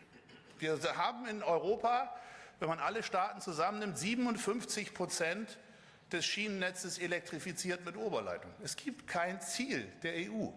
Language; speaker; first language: German; native; German